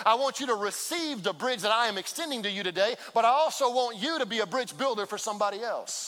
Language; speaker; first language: English; native; English